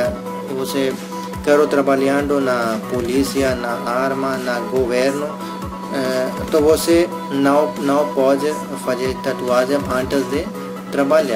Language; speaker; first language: Portuguese; non-native, learner; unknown